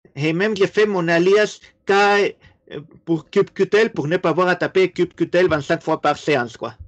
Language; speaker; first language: French; non-native, fluent; Spanish